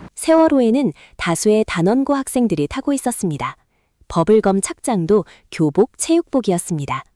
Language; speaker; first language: Korean; native; Korean